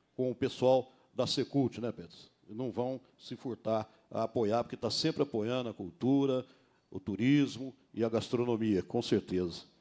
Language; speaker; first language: Portuguese; native; Portuguese